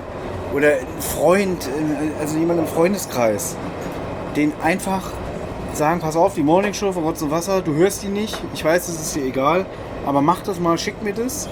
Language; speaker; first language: German; native; German